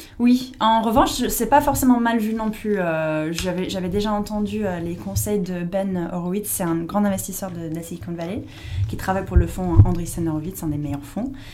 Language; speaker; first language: French; non-native, fluent; English